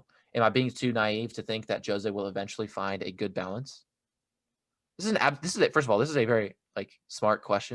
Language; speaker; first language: English; native; English